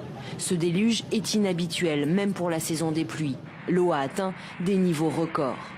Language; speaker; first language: French; native; French